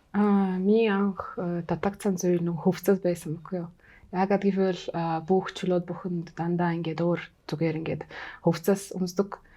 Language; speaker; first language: Mongolian; non-native, fluent; Hungarian